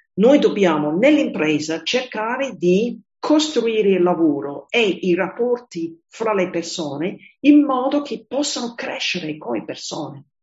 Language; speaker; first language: Italian; non-native, fluent; English